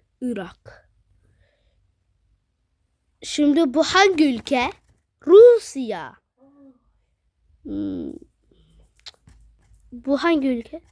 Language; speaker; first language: Turkish; early bilingual, other home language; Arabic